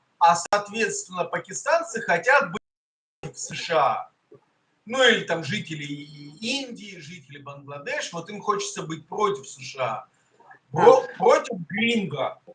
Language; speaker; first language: Russian; native; Russian